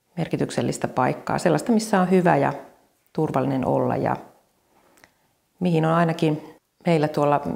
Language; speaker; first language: Finnish; native; Finnish